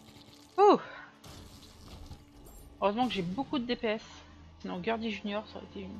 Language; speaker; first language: French; native; French